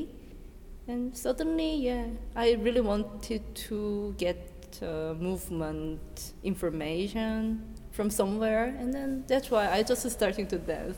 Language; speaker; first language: English; non-native, learner; Korean